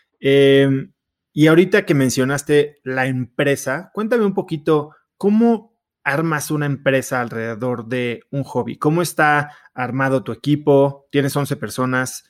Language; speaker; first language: Spanish; native; Spanish